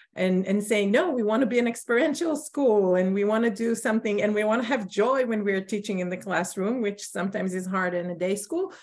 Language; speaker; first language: English; non-native, fluent; Hebrew